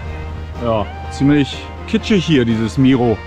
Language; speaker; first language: German; native; German